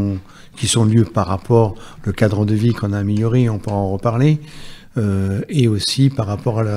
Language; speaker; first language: French; native; French